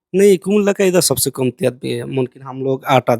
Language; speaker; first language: Hindi; non-native, learner; Bangla